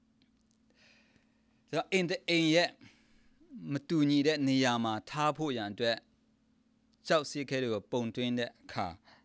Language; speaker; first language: Burmese; non-native, local second language; Kachin